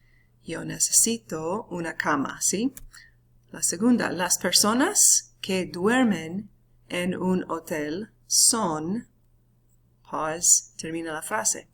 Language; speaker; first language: Spanish; non-native, fluent; English